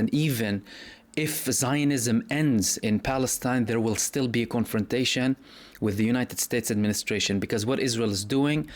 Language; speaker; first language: English; non-native, fluent; Arabic